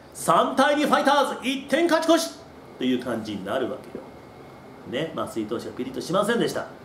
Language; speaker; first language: Japanese; native; Japanese